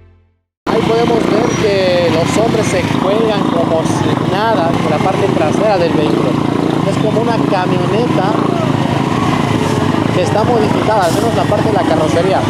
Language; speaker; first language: Spanish; native; Spanish